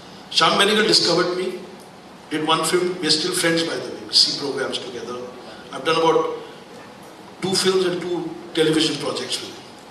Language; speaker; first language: English; non-native, local second language; Hindi